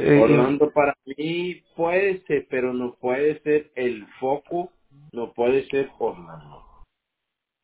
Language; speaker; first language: Spanish; non-native, learner; Portuguese